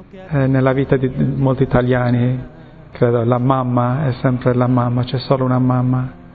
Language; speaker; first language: Italian; native; Italian